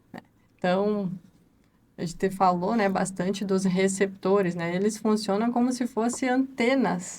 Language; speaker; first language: Portuguese; native; Portuguese